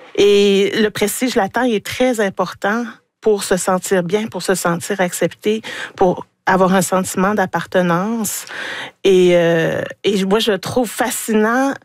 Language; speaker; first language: French; native; French